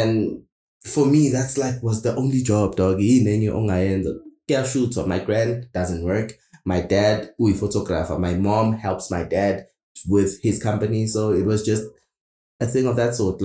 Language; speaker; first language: English; non-native, local second language; Zulu